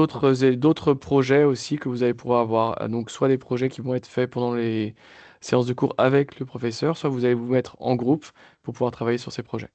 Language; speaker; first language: French; native; French